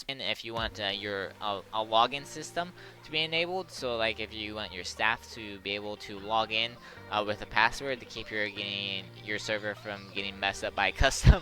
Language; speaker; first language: English; native; English